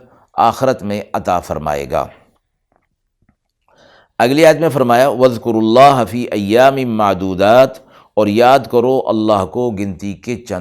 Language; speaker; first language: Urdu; native; Urdu